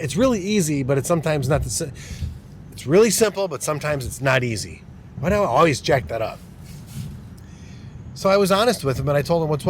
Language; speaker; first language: English; native; English